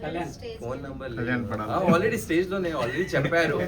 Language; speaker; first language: Telugu; non-native, learner; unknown